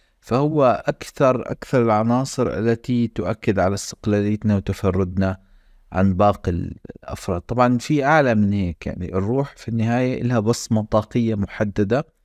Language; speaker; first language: Arabic; native; Arabic